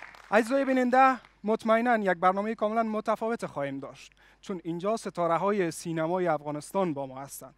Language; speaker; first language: Persian; native; Persian